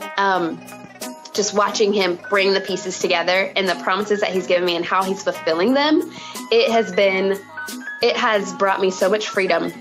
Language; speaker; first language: English; native; English